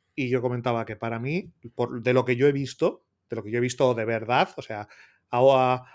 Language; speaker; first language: Spanish; native; Spanish